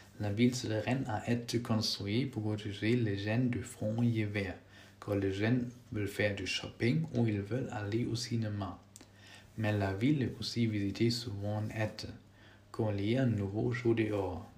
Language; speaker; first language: French; non-native, learner; German